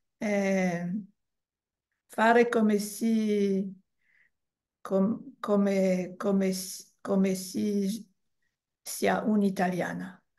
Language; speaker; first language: Italian; non-native, learner; French